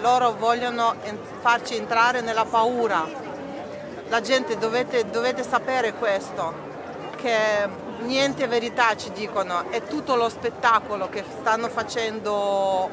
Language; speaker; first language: Italian; non-native, fluent; Russian